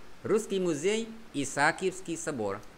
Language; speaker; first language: Russian; non-native, fluent; Vietnamese